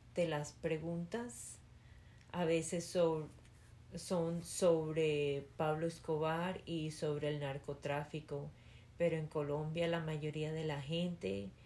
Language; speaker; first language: Spanish; early bilingual, heritage; Spanish